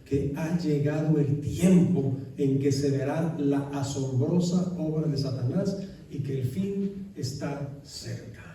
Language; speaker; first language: Spanish; native; Spanish